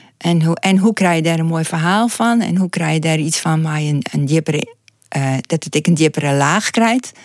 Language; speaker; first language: Dutch; non-native, local second language; Western Frisian